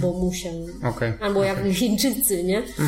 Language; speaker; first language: Polish; non-native, fluent; Vietnamese